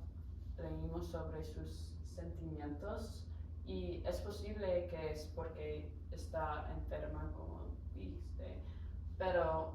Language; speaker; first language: Spanish; non-native, learner; English